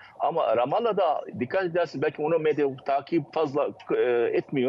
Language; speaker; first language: Turkish; non-native, fluent; Arabic